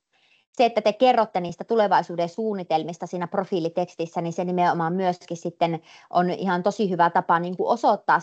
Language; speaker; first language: Finnish; native; Finnish